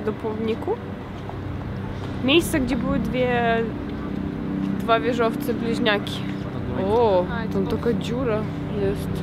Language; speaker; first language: Polish; non-native, fluent; Russian